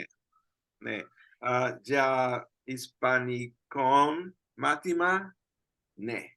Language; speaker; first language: Greek; non-native, learner; Spanish